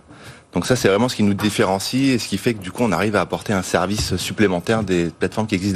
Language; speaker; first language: French; native; French